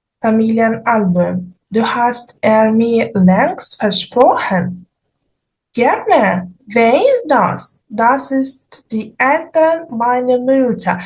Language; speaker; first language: German; non-native, fluent; Ukrainian